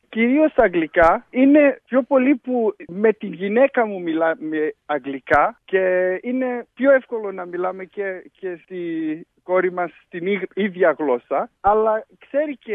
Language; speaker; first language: Greek; early bilingual, heritage; English